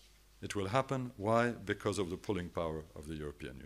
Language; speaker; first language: English; non-native, fluent; French